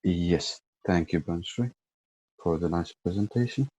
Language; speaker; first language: English; non-native, local second language; Nepali